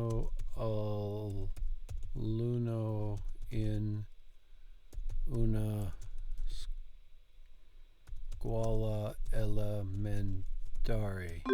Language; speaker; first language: Italian; non-native, learner; English